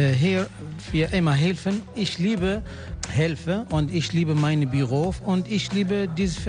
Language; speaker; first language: German; non-native, learner; Arabic